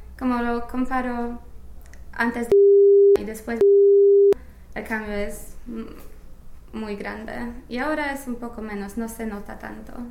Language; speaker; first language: Spanish; non-native, fluent; English